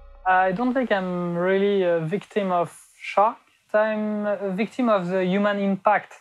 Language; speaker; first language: English; non-native, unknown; French